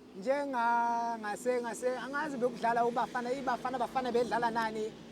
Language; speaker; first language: Zulu; non-native, local second language; Southern Sotho